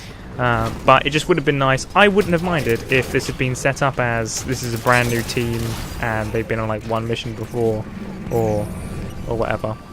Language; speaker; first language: English; native; English